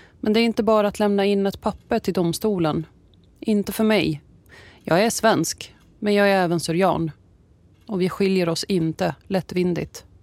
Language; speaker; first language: Swedish; early bilingual, other home language; Assyrian Neo-Aramaic